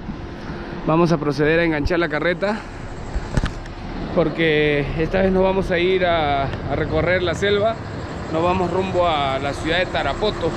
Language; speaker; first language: Spanish; native; Spanish